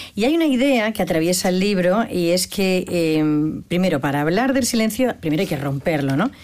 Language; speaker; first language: Spanish; native; Spanish